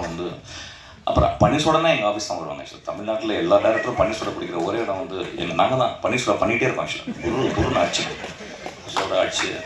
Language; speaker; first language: Tamil; native; Tamil